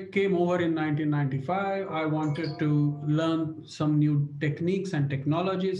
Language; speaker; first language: English; non-native, local second language; Marathi